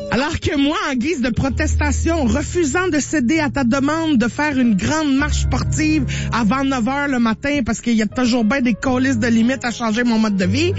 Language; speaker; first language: French; native; French